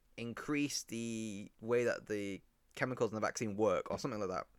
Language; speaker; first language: English; native; English